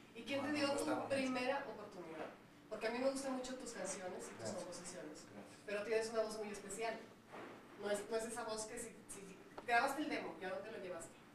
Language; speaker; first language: Spanish; native; Spanish